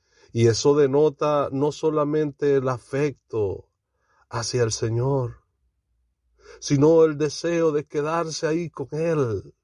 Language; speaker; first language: Spanish; native; Spanish